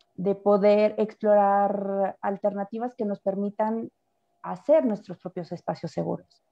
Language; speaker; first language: Spanish; native; Spanish